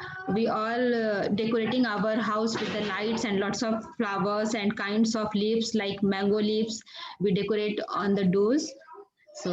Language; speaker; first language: English; non-native, learner; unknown